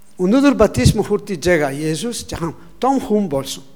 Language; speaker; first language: Mongolian; non-native, learner; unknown